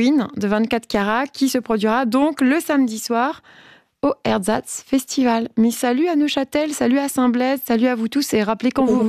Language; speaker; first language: French; native; French